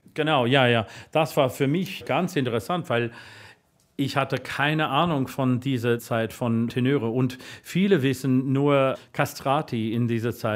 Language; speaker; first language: German; non-native, fluent; English